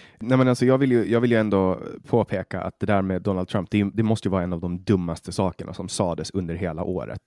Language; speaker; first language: Swedish; native; Swedish